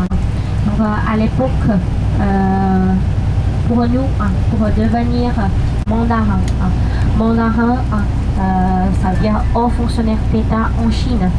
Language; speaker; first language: French; non-native, fluent; Chinese